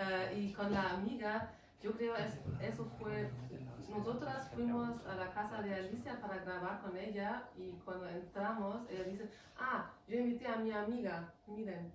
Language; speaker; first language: Spanish; non-native, fluent; German